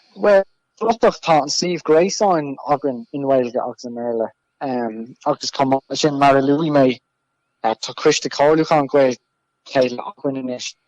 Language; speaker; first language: Irish; non-native, local second language; English